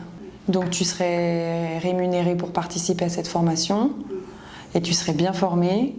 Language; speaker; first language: French; native; French